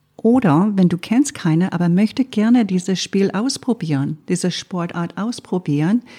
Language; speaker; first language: German; non-native, fluent; English